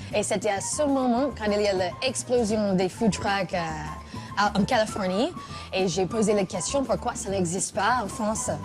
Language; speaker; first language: French; non-native, fluent; English